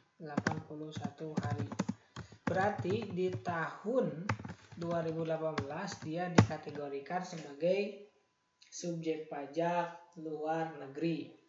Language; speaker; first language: Indonesian; native; Indonesian